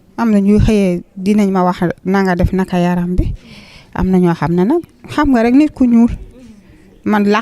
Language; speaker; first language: Wolof; non-native, local second language; Jola-Fonyi